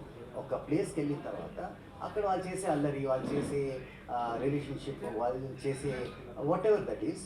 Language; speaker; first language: Telugu; native; Telugu